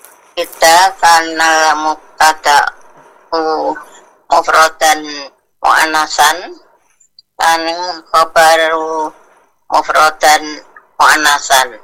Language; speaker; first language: Arabic; non-native, learner; Indonesian